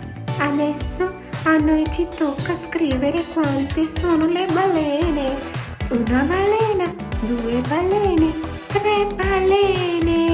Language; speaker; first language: Italian; non-native, fluent; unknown